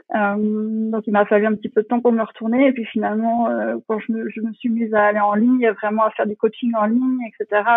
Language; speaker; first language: French; native; French